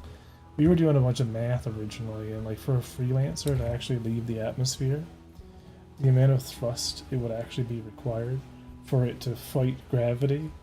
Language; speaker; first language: English; native; English